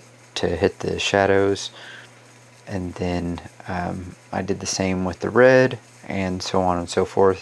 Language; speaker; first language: English; native; English